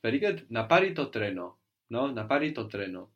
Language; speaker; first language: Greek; non-native, fluent; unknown